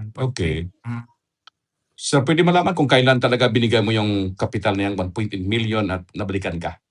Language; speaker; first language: Filipino; non-native, local second language; Aklanon